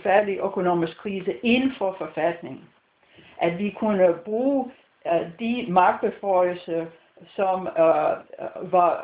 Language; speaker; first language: Danish; non-native, fluent; English